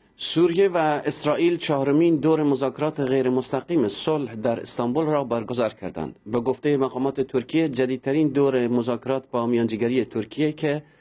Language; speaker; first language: Persian; non-native, local second language; Central Kurdish